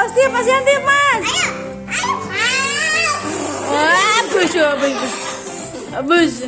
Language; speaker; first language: Indonesian; native; Indonesian